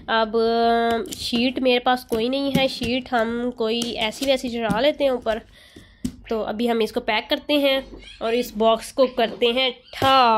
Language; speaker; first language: Urdu; native; Urdu